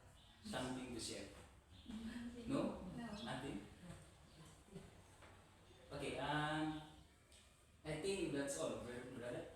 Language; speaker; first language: English; non-native, learner; Indonesian